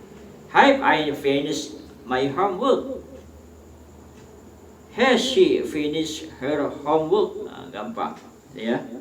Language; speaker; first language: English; non-native, fluent; Indonesian